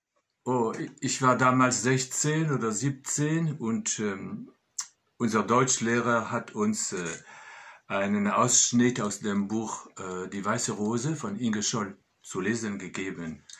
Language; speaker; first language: German; non-native, fluent; French